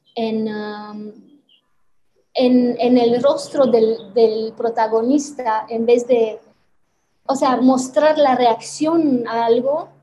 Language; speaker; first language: Spanish; non-native, fluent; Romanian